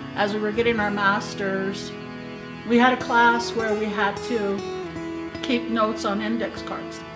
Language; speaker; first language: English; native; English